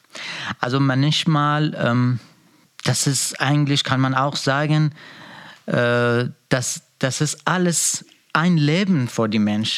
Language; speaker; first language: German; non-native, learner; Persian